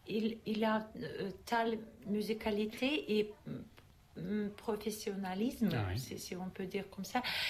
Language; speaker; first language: French; non-native, learner; Russian